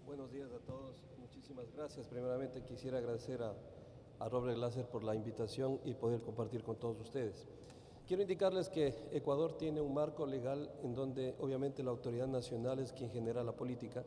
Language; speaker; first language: Spanish; native; Spanish